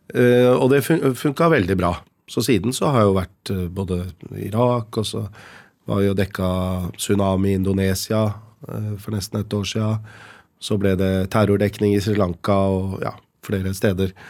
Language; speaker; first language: Norwegian; native; Norwegian